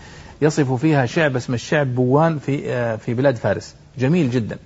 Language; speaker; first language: Arabic; native; Arabic